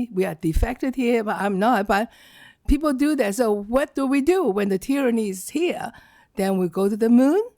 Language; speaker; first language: English; non-native, learner; Chinese